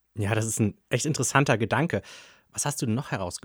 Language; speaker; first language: German; native; German